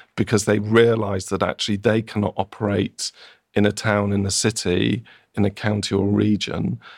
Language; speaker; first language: English; native; English